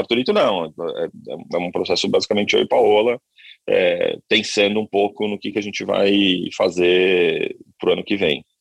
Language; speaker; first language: Portuguese; native; Portuguese